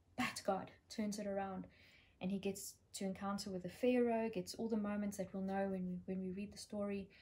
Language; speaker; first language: English; native; English